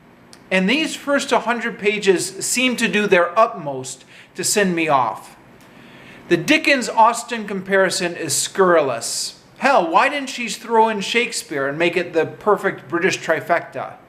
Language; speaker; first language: English; native; English